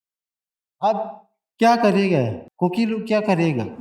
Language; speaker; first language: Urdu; non-native, local second language; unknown